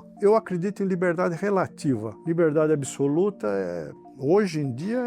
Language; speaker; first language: Portuguese; native; Portuguese